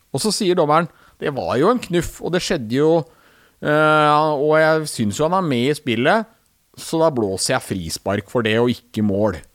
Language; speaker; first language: Norwegian; native; Norwegian